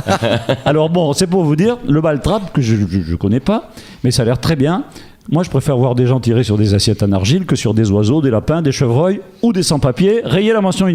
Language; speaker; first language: French; native; French